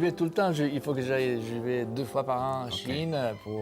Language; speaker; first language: French; non-native, fluent; Spanish